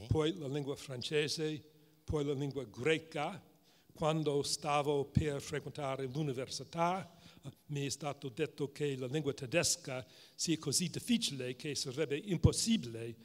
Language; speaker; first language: Italian; non-native, fluent; English